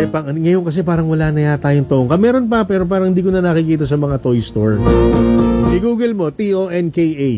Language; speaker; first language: Filipino; native; Filipino